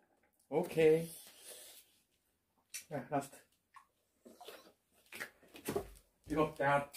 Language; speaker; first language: English; non-native, learner; Korean